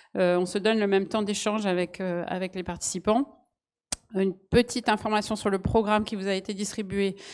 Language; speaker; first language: French; native; French